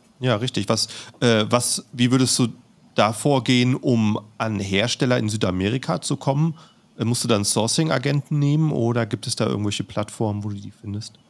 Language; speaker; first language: German; native; German